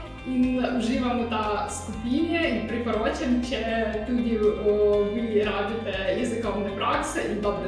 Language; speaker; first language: Slovenian; non-native, learner; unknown